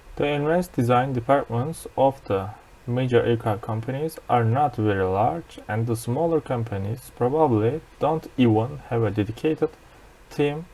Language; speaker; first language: English; non-native, fluent; Turkish